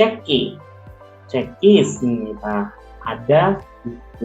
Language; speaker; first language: Korean; non-native, local second language; Indonesian